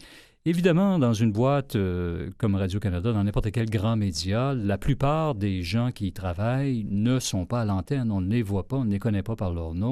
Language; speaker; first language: French; native; French